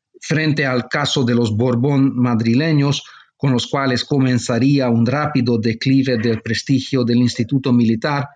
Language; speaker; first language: Spanish; non-native, fluent; Hungarian